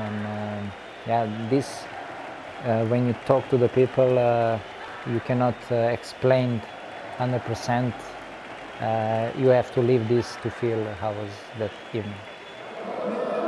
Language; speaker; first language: English; non-native, fluent; Serbian